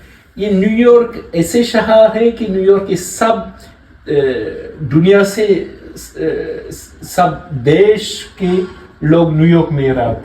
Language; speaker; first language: Hindi; non-native, learner; French